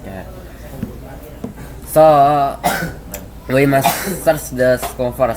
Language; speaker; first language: English; non-native, learner; Indonesian